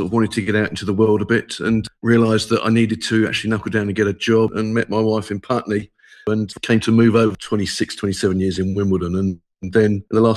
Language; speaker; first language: English; native; English